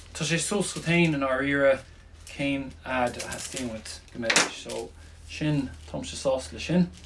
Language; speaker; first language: Irish; native; Irish